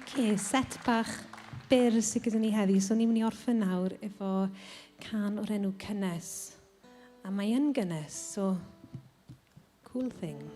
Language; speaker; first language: Welsh; native; Welsh